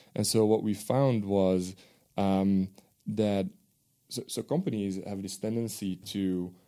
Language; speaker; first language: English; non-native, fluent; Dutch